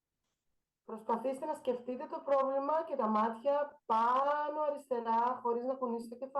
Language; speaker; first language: Greek; native; Greek